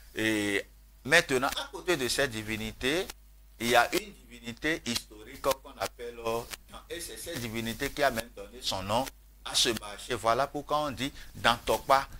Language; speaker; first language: French; non-native, local second language; Fon